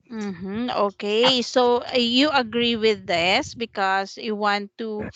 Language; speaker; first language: English; non-native, fluent; Vietnamese